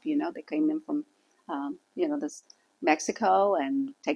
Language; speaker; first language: English; native; English